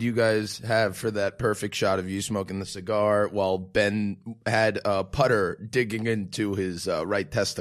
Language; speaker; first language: English; native; English